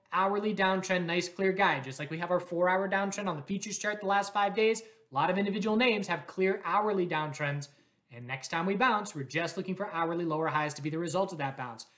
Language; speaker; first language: English; native; English